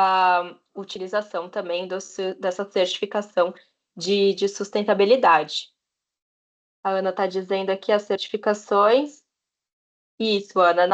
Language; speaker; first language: Portuguese; native; Portuguese